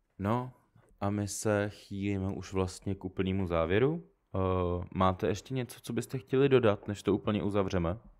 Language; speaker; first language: Czech; native; Czech